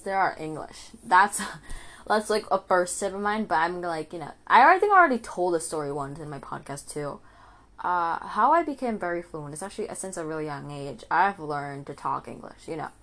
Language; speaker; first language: English; non-native, fluent; Indonesian